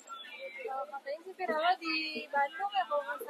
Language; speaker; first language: Indonesian; native; Indonesian